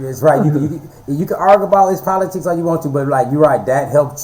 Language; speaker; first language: English; native; English